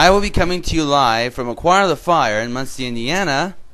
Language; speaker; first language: English; native; English